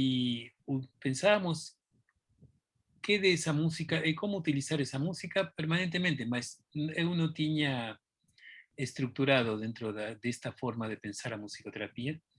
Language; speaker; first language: Portuguese; non-native, fluent; Spanish